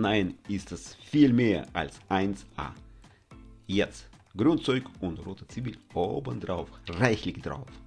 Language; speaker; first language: German; non-native, learner; Russian